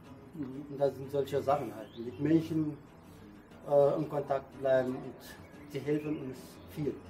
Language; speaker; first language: German; non-native, learner; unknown